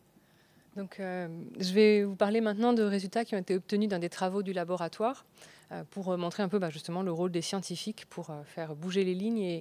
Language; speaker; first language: French; native; French